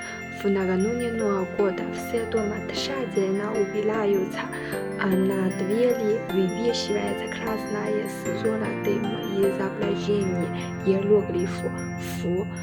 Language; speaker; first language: Russian; non-native, learner; Chinese